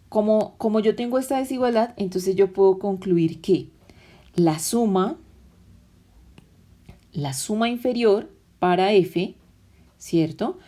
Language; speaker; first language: Spanish; native; Spanish